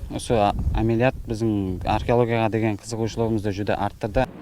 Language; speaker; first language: Uzbek; non-native, local second language; Kara-Kalpak